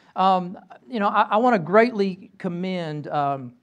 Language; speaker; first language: English; native; English